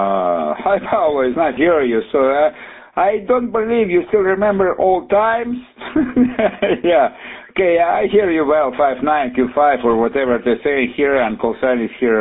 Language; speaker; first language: English; non-native, fluent; Russian